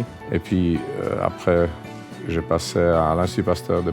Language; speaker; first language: French; non-native, fluent; Czech